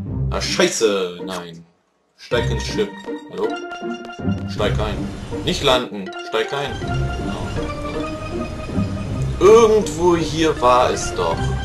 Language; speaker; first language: German; native; German